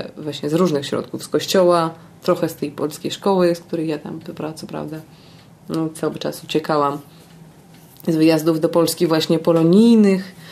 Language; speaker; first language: Polish; non-native, fluent; Russian